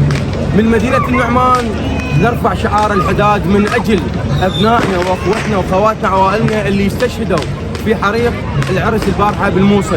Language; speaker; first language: Arabic; native; Arabic